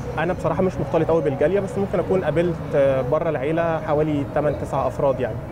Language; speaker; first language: Arabic; early bilingual, other home language; English